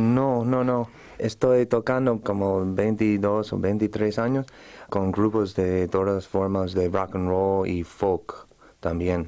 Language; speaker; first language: Spanish; non-native, fluent; English